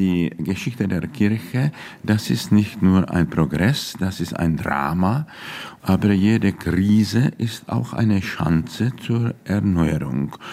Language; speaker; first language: German; non-native, fluent; Czech